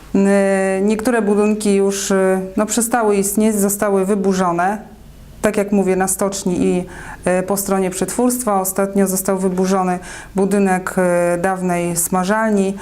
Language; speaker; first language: Polish; native; Polish